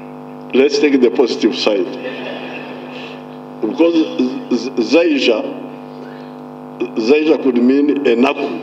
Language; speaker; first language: English; non-native, local second language; Nyankole